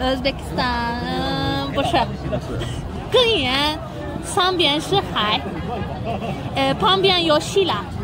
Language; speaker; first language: Chinese; non-native, learner; Turkish